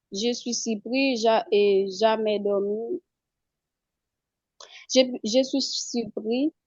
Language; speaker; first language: French; non-native, local second language; Haitian Creole